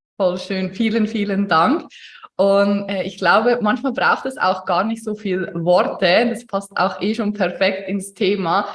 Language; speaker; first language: German; native; German